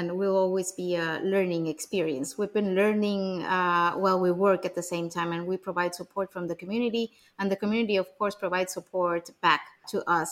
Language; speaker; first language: English; non-native, fluent; Spanish